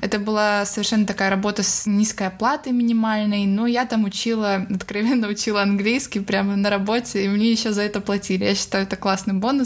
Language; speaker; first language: Russian; native; Russian